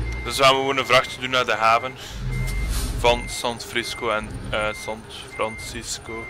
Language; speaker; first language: Dutch; native; Dutch